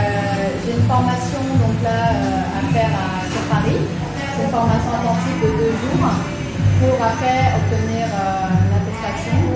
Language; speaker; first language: French; early bilingual, other home language; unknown